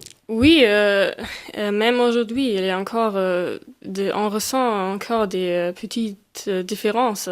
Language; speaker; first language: French; non-native, fluent; German